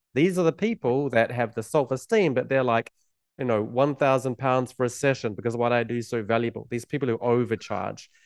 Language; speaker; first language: English; native; English